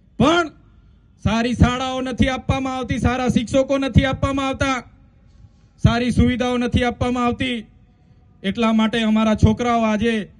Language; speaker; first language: Gujarati; non-native, local second language; Vasavi